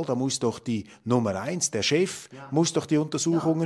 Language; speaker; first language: German; native; German